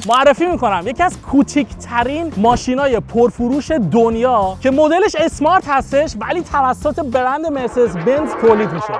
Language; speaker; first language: Persian; native; Persian